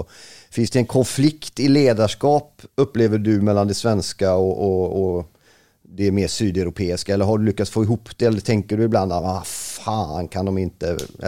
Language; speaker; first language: Swedish; native; Swedish